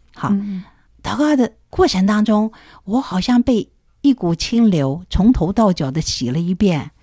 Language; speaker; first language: Chinese; native; Chinese